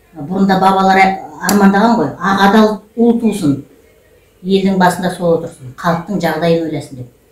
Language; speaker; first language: Kazakh; native; Kazakh